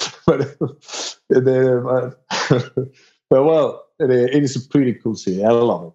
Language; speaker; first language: English; non-native, fluent; Spanish